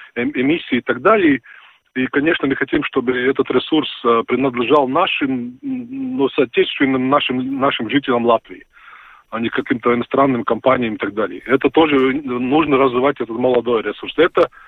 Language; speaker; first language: Russian; non-native, fluent; Latvian